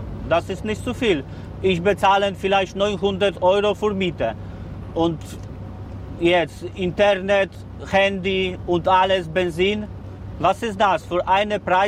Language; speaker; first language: German; non-native, learner; Polish